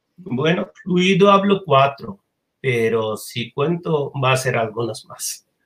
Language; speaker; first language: Spanish; non-native, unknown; Bangla